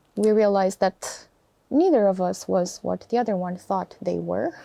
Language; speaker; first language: English; non-native, fluent; Romanian